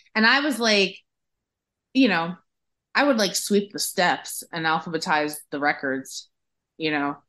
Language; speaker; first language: English; native; English